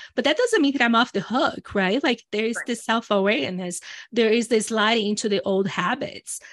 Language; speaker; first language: English; early bilingual, other home language; Portuguese